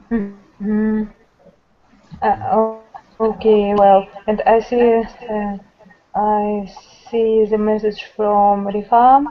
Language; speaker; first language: English; non-native, fluent; Russian